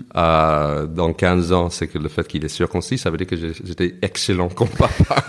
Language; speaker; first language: French; non-native, fluent; English